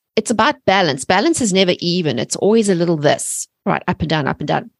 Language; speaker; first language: English; native; English